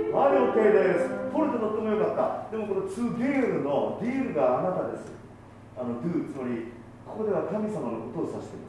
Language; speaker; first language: Japanese; native; Japanese